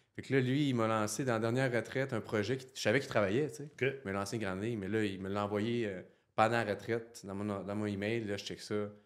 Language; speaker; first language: French; native; French